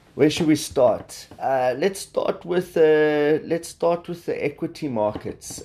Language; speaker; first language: English; native; English